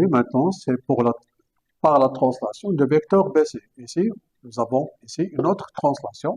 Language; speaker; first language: French; non-native, local second language; Arabic